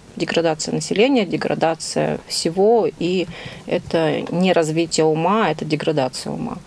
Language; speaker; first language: Russian; native; Russian